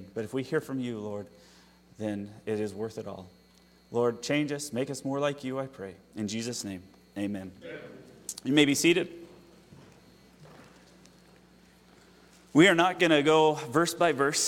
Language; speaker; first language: English; native; English